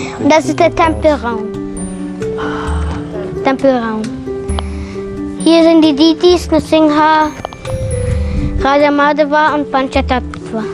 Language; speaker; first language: German; early bilingual, heritage; German